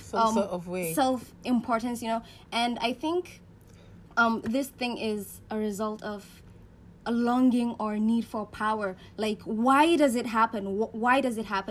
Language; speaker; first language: English; non-native, local second language; Hausa